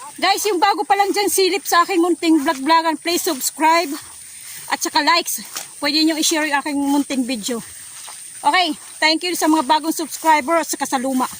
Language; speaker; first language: Filipino; non-native, local second language; Waray